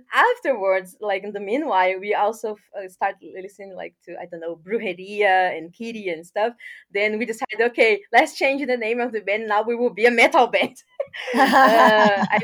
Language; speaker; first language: English; non-native, fluent; Portuguese